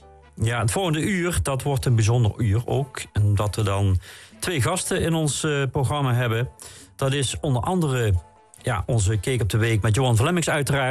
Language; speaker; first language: Dutch; native; Dutch